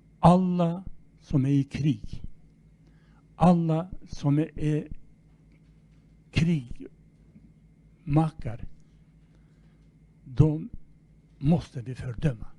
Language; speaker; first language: Swedish; non-native, fluent; Kurdish